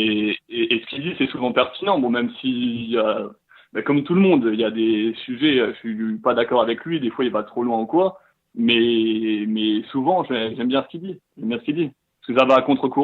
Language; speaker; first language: French; native; French